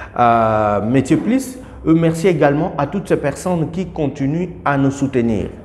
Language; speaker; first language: French; non-native, local second language; Lingala